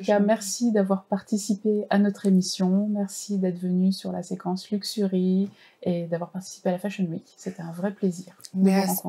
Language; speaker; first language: French; native; French